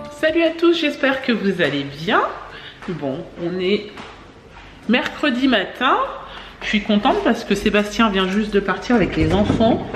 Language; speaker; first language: French; native; French